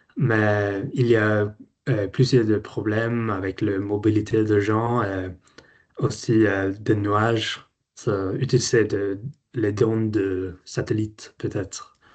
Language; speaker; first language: French; non-native, learner; Swedish